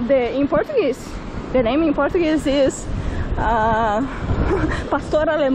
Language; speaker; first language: English; non-native, learner; Portuguese